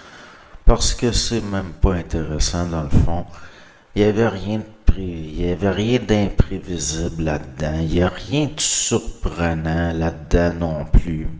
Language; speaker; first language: French; native; French